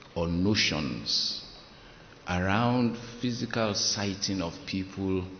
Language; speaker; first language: English; non-native, local second language; Yoruba